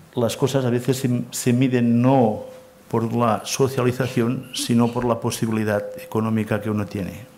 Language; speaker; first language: Spanish; non-native, local second language; Catalan